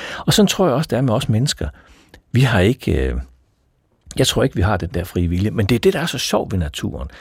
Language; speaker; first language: Danish; native; Danish